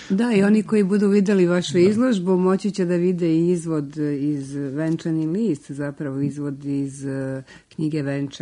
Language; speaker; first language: Serbian; native; Serbian